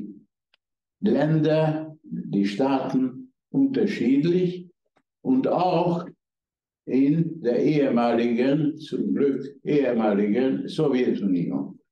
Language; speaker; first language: German; non-native, fluent; Hungarian